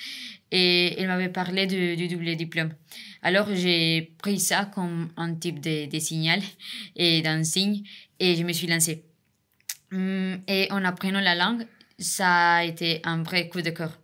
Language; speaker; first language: French; non-native, fluent; Spanish